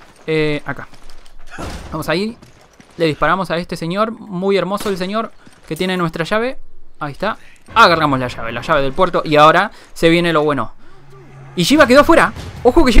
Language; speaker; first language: Spanish; native; Spanish